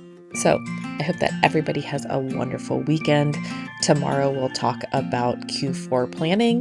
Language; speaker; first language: English; native; English